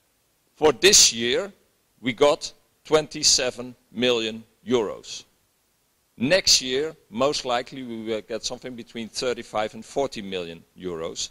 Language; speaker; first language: English; non-native, fluent; Dutch